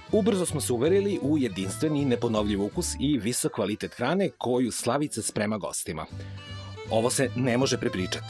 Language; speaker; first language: Serbian; native; Serbian